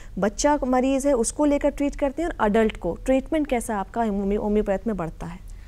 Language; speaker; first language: Hindi; native; Hindi